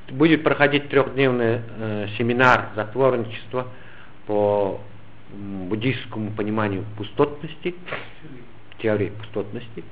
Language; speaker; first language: Russian; native; Russian